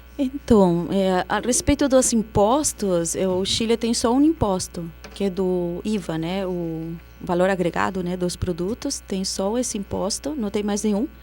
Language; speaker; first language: Portuguese; non-native, fluent; Spanish